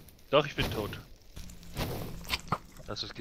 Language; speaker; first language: German; native; German